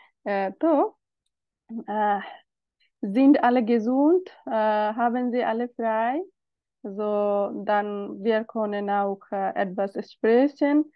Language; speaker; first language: German; non-native, fluent; Bangla